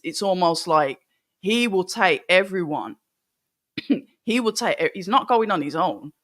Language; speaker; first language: English; native; English